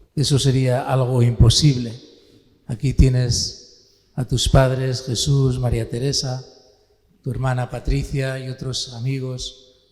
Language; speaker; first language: Spanish; native; Spanish